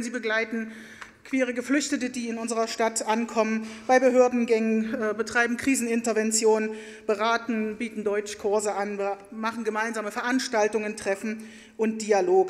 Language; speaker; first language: German; native; German